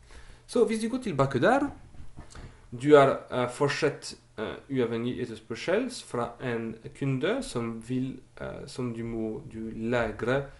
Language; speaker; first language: Norwegian; non-native, fluent; French